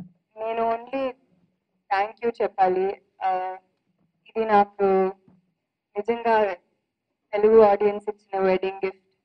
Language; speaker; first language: Telugu; non-native, fluent; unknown